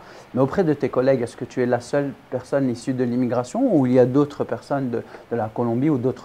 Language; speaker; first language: French; native; French